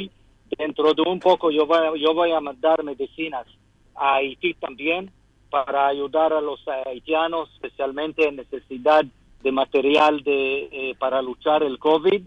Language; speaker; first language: Spanish; non-native, fluent; Hebrew